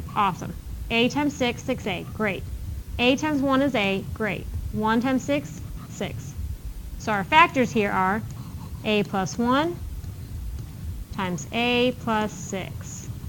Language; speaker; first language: English; native; English